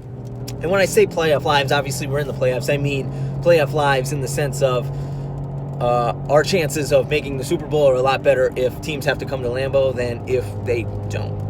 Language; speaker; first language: English; native; English